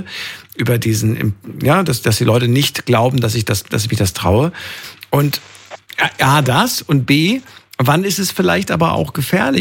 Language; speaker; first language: German; native; German